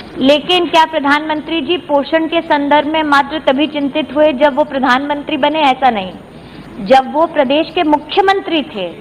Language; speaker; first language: Hindi; native; Hindi